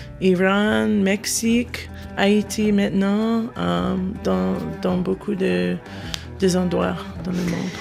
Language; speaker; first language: French; non-native, learner; English